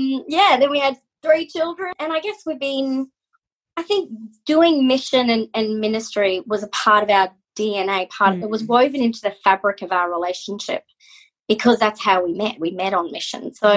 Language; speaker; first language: English; native; English